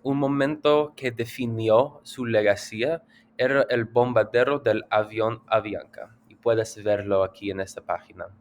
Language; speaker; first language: Spanish; non-native, learner; English